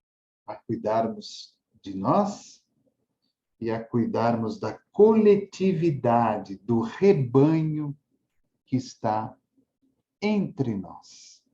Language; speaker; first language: Portuguese; native; Portuguese